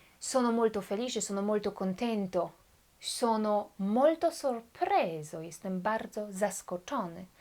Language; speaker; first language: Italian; non-native, fluent; Polish